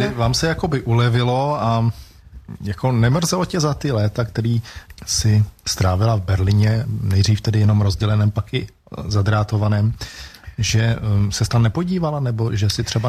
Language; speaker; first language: Czech; native; Czech